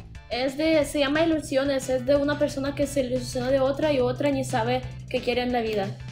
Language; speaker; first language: Spanish; non-native, fluent; Russian